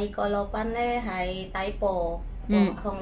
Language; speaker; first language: Cantonese; non-native, learner; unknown